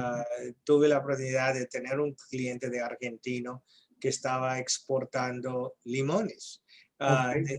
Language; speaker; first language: Spanish; early bilingual, heritage; English